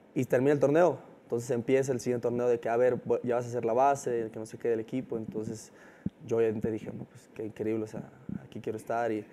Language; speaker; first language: Spanish; native; Spanish